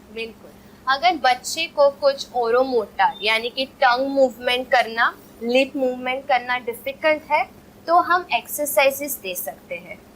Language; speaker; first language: Hindi; non-native, local second language; Marathi